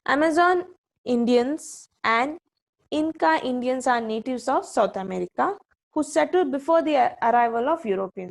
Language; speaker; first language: English; non-native, local second language; Kannada